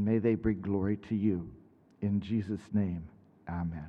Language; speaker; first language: English; native; English